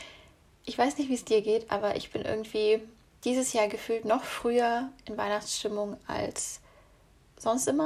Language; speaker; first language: German; native; German